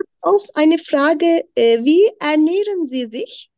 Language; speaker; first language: German; non-native, learner; Turkish